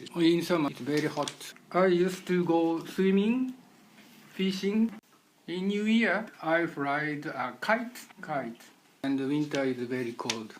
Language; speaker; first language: English; non-native, learner; Japanese